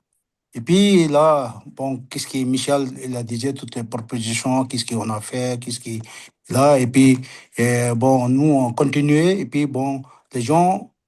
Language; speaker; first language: French; non-native, learner; Sherpa